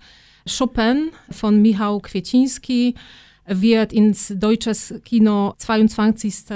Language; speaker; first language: German; non-native, fluent; Polish